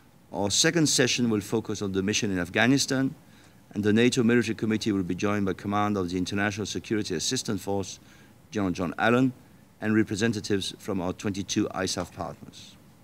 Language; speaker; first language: English; non-native, fluent; Danish